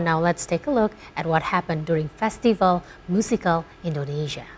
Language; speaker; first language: English; non-native, local second language; Indonesian